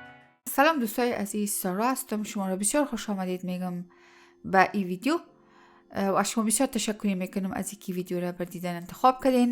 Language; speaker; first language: Persian; native; Persian